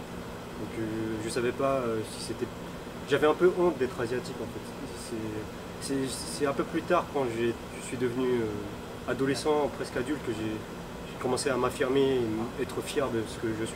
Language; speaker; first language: French; early bilingual, other home language; Min Nan Chinese